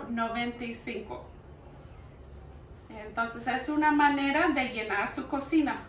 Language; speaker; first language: Spanish; early bilingual, heritage; Spanish